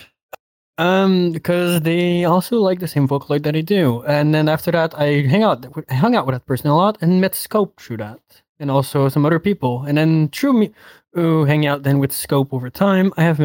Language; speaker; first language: English; non-native, fluent; French